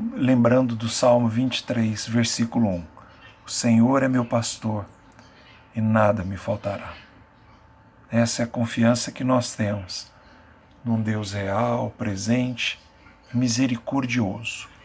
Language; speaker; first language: Portuguese; native; Portuguese